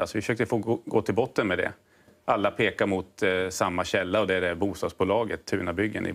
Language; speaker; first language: Swedish; native; Swedish